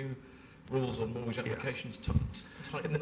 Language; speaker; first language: English; native; English